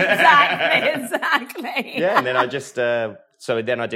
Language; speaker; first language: English; native; English